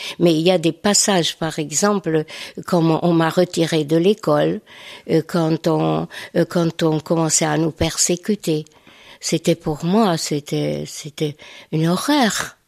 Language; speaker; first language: French; non-native, fluent; Hungarian